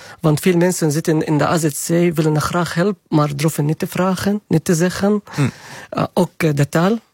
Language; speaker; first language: Dutch; non-native, learner; Arabic